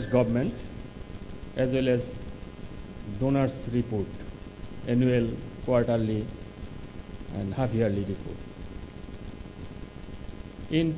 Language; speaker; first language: English; non-native, local second language; Bangla